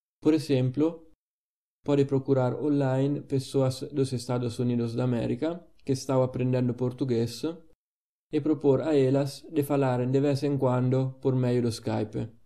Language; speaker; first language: Portuguese; non-native, fluent; Italian